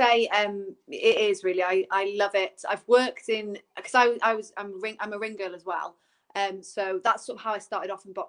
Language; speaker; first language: English; native; English